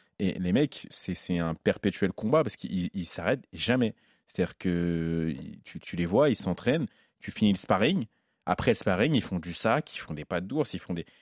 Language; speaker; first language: French; native; French